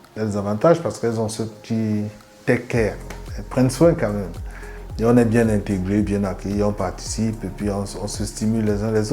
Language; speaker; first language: French; native; French